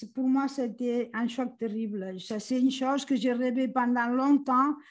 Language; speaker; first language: French; non-native, fluent; Spanish